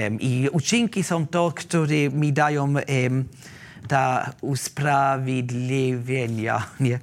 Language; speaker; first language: Polish; non-native, learner; German